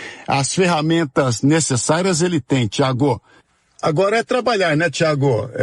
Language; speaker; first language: Portuguese; native; Portuguese